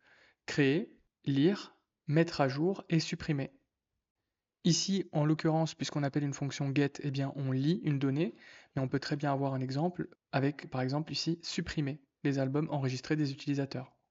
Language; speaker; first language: French; native; French